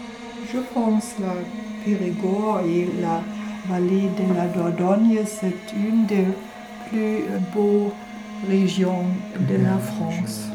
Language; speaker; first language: French; non-native, learner; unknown